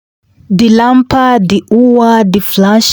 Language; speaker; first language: German; non-native, fluent; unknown